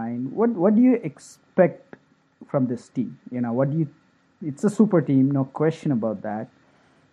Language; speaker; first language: English; non-native, local second language; Tamil